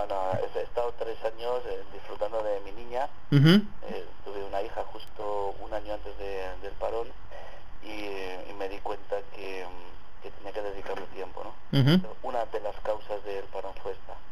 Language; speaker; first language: Spanish; native; Spanish